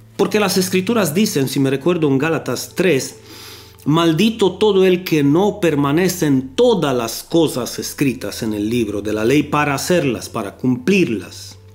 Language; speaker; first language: Spanish; non-native, fluent; Romanian